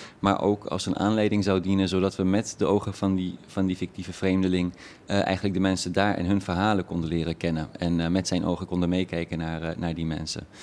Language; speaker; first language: Dutch; early bilingual, other home language; Persian